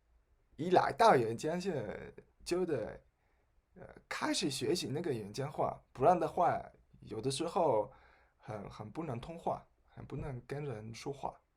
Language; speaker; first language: Chinese; non-native, fluent; Spanish